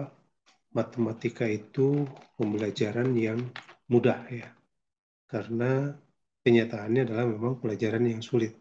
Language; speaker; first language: Indonesian; native; Indonesian